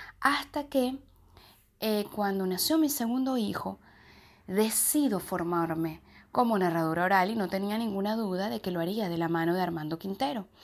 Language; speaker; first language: Spanish; native; Spanish